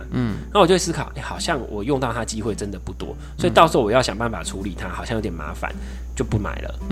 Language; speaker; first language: Chinese; native; Chinese